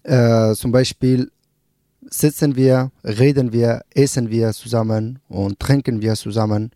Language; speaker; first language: German; non-native, learner; Persian